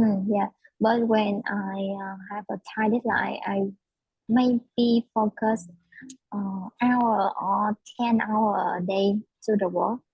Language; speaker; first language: English; non-native, learner; Vietnamese